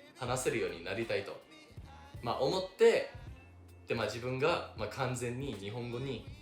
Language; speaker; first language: Japanese; non-native, fluent; English